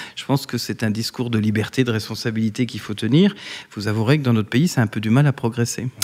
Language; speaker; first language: French; native; French